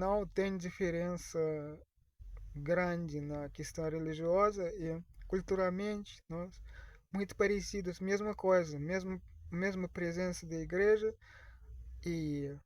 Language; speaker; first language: Portuguese; non-native, learner; Russian